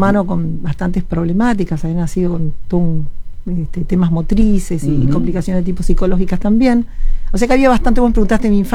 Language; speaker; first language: Spanish; native; Spanish